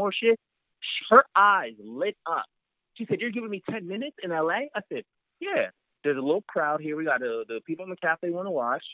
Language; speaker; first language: English; native; English